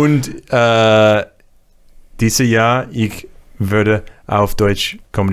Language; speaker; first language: German; non-native, learner; English